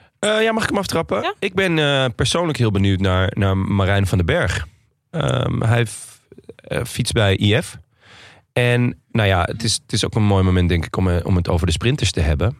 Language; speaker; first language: Dutch; native; Dutch